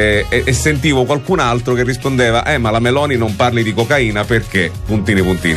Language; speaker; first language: Italian; native; Italian